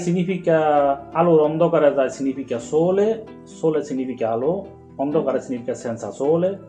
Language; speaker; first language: Italian; non-native, learner; Bangla